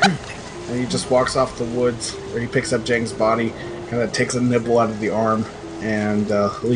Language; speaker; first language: English; native; English